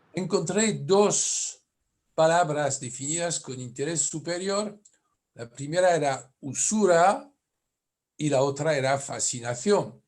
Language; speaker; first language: Spanish; non-native, fluent; French